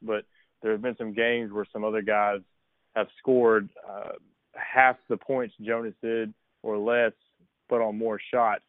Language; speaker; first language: English; native; English